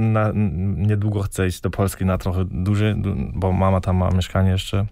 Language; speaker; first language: Polish; early bilingual, heritage; German